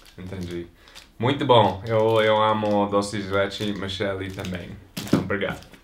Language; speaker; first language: Portuguese; non-native, fluent; English